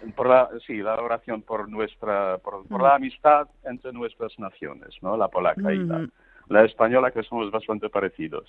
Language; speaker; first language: Spanish; non-native, fluent; Polish